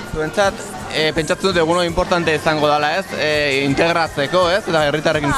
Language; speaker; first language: Basque; native; Basque